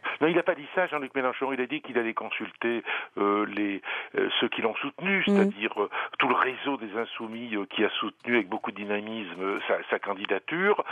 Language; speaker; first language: French; native; French